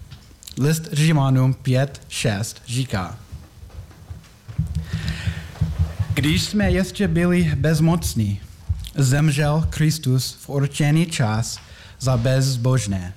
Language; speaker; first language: Czech; non-native, learner; English